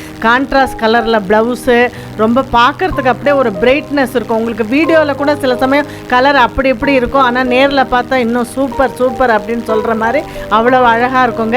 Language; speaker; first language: Tamil; native; Tamil